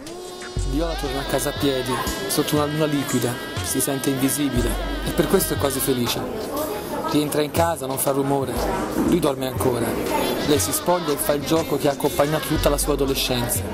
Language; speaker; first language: Italian; native; Italian